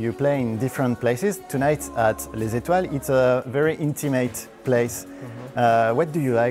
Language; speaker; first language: English; non-native, learner; French